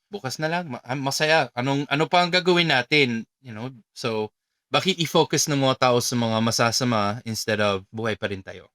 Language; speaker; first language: Filipino; non-native, fluent; English